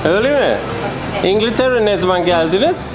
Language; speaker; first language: Turkish; non-native, learner; English